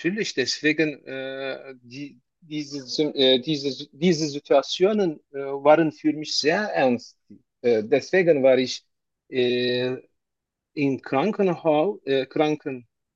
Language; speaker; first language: German; non-native, learner; Turkish